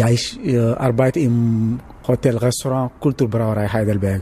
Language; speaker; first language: German; non-native, learner; Wolof